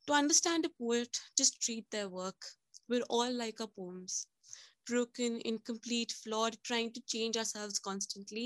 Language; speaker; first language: English; non-native, local second language; Hindi